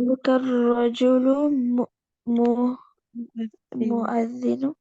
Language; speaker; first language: Arabic; non-native, learner; Urdu